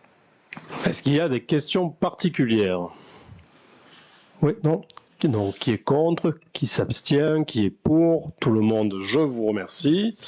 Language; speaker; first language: French; native; French